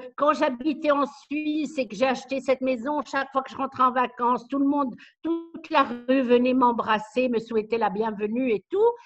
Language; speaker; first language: French; non-native, local second language; Arabic